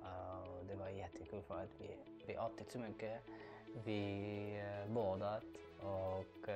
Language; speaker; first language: Swedish; non-native, learner; Arabic